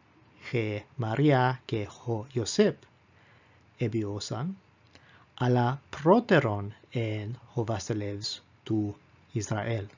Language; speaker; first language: Greek; non-native, fluent; English